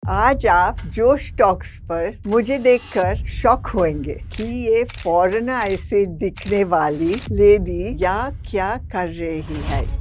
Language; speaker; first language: Hindi; non-native, local second language; English